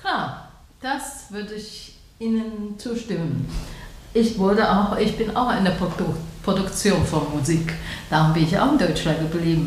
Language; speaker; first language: German; non-native, learner; Chinese